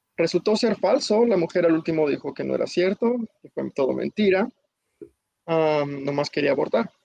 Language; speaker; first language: Spanish; early bilingual, heritage; Spanish